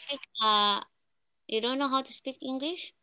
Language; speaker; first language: English; non-native, fluent; Filipino